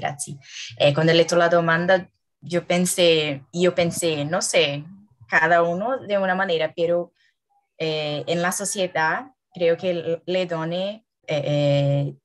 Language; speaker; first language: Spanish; non-native, learner; Portuguese